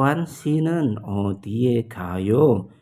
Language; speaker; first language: Korean; non-native, learner; Indonesian